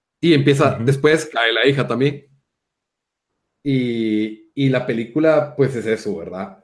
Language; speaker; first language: Spanish; native; Spanish